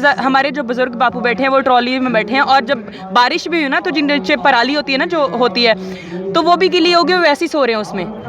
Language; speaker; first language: Hindi; non-native, local second language; Punjabi